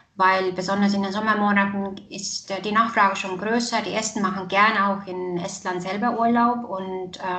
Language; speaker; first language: German; non-native, fluent; Estonian